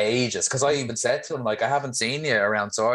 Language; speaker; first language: English; native; English